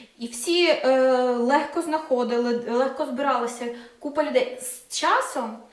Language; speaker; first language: Ukrainian; non-native, local second language; Russian